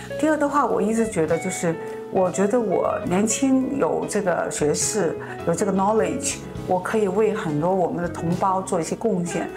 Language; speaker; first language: Chinese; native; Chinese